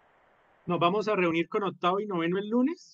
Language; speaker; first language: Spanish; native; Spanish